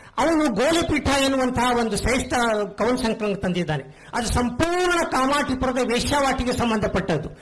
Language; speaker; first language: Kannada; non-native, local second language; Konkani